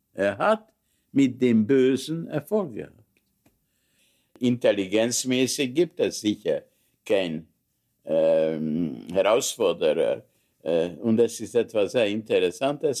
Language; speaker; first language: German; non-native, fluent; Hungarian